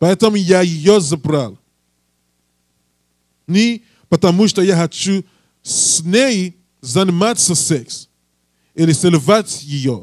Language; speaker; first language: Russian; non-native, learner; English